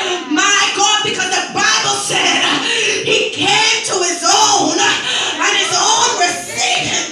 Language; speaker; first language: English; native; English